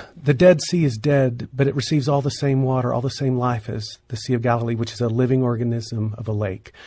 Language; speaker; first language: English; native; English